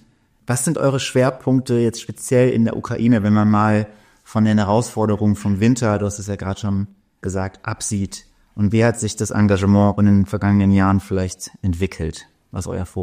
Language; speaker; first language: German; native; German